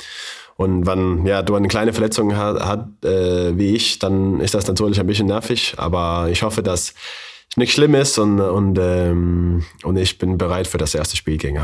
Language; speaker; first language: German; non-native, learner; Faroese